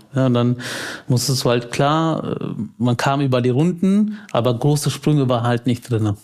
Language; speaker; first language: German; early bilingual, other home language; Tamil